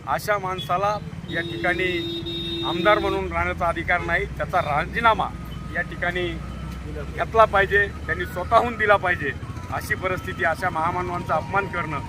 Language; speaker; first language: Marathi; native; Marathi